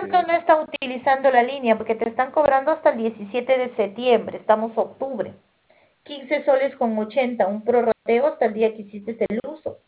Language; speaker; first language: Spanish; native; Spanish